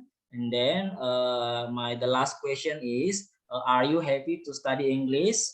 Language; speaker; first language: English; non-native, learner; Indonesian